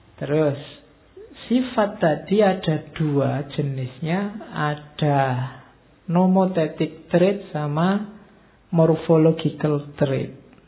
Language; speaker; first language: Indonesian; non-native, local second language; Javanese